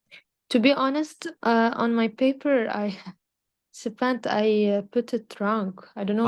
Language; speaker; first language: English; non-native, learner; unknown